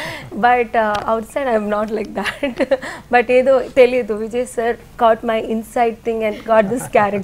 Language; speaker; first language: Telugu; non-native, learner; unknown